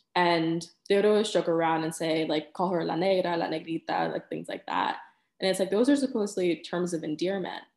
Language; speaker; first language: English; early bilingual, other home language; Spanish